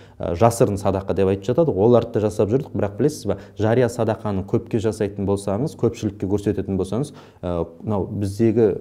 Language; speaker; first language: Kazakh; native; Kazakh